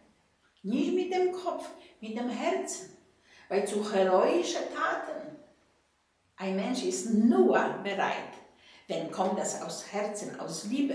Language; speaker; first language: German; non-native, fluent; Polish